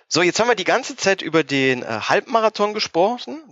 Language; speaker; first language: German; native; German